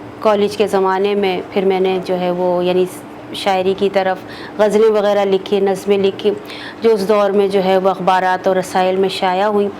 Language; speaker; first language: Urdu; native; Urdu